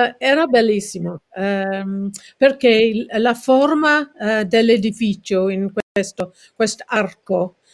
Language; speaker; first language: Italian; non-native, learner; English